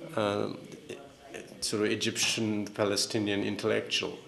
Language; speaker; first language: English; native; English